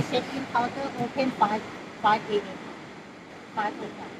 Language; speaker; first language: English; non-native, learner; Thai